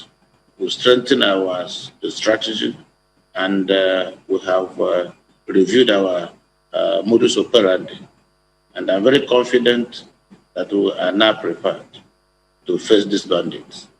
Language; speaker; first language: English; non-native, local second language; Igbo